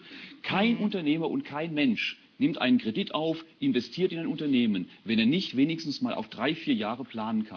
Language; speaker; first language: German; native; German